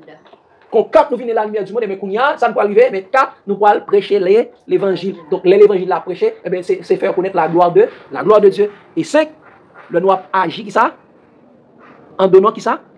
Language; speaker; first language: French; non-native, local second language; Haitian Creole